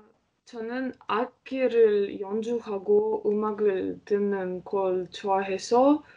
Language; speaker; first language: Korean; non-native, learner; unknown